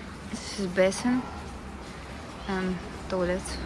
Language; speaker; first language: English; non-native, learner; Russian